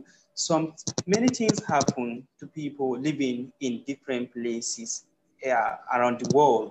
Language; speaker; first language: English; non-native, local second language; Hausa